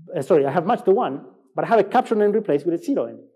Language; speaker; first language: English; non-native, fluent; Spanish